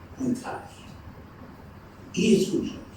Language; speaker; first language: Spanish; non-native, fluent; Turkish